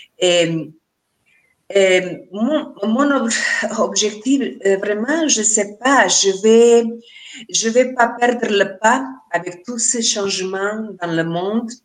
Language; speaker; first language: French; non-native, learner; Spanish